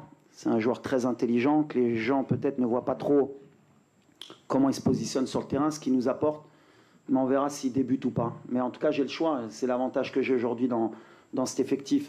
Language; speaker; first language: French; native; French